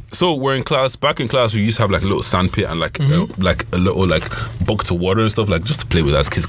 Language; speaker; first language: English; non-native, local second language; Yoruba